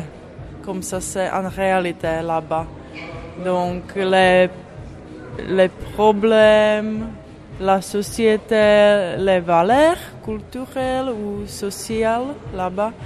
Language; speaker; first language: French; non-native, learner; Czech